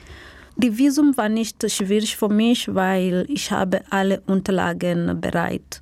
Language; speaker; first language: German; non-native, learner; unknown